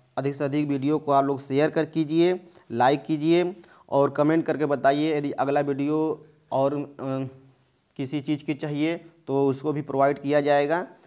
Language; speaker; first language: Hindi; native; Hindi